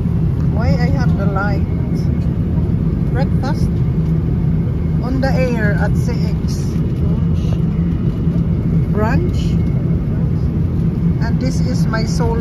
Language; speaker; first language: English; non-native, local second language; Filipino